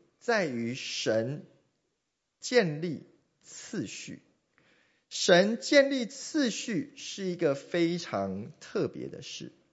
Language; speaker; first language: Chinese; non-native, local second language; Min Nan Chinese